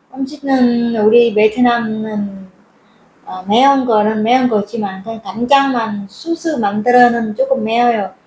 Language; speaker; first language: Korean; non-native, learner; Vietnamese